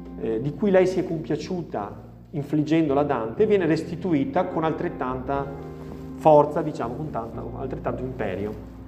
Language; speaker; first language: Italian; native; Italian